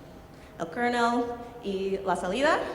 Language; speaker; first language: Spanish; non-native, learner; English